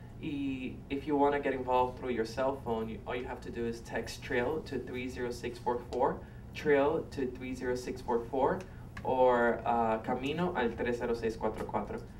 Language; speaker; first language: English; non-native, fluent; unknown